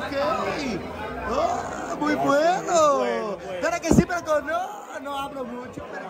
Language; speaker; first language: Spanish; non-native, learner; Portuguese